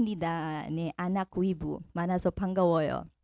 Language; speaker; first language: Korean; non-native, fluent; Filipino